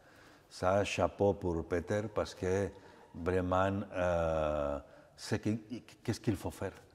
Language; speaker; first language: French; non-native, fluent; Catalan